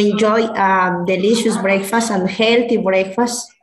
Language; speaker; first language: English; non-native, learner; Spanish